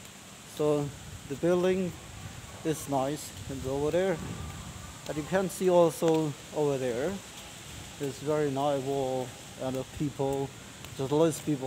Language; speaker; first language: English; non-native, learner; Lao